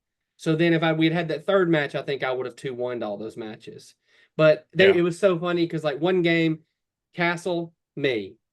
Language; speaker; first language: English; native; English